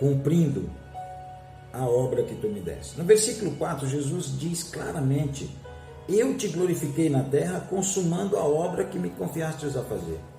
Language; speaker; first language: Portuguese; native; Portuguese